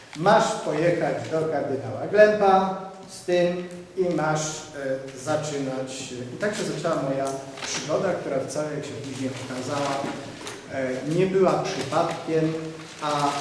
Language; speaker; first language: Polish; native; Polish